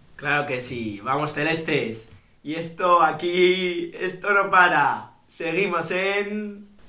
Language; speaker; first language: Spanish; native; Spanish